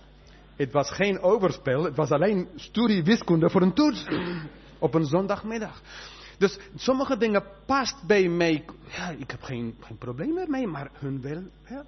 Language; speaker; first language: Dutch; non-native, fluent; Spanish